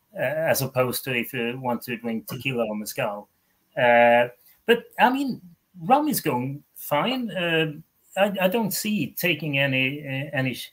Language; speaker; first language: English; non-native, fluent; Swedish